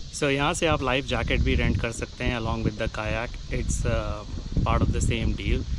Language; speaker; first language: Hindi; native; Hindi